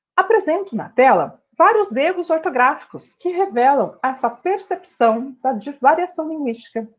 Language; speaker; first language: Portuguese; native; Portuguese